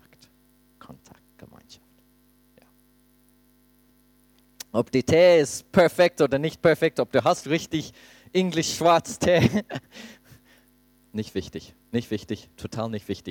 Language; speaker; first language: German; non-native, fluent; English